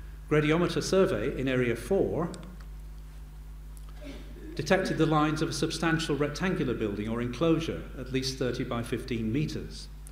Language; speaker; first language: English; native; English